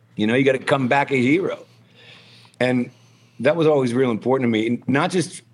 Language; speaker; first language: English; native; English